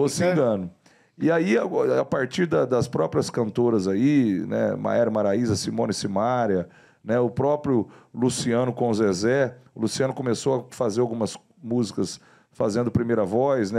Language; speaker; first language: Portuguese; native; Portuguese